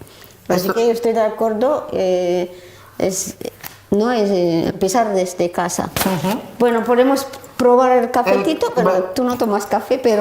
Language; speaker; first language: Spanish; non-native, learner; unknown